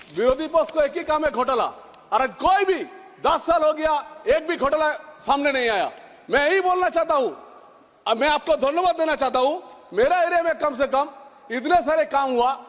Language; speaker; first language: Hindi; non-native, local second language; Bangla